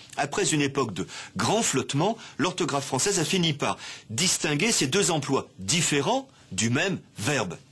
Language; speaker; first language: French; native; French